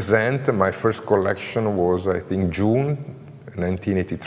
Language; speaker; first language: English; non-native, learner; Italian